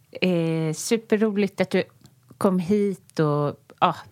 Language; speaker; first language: Swedish; native; Swedish